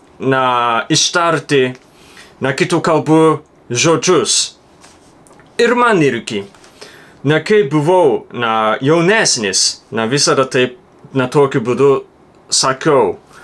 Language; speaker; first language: Lithuanian; non-native, fluent; Japanese